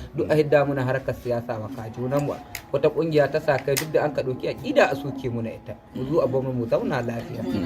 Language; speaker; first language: Hausa; non-native, local second language; Fula